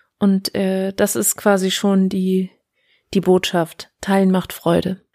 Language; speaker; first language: German; native; German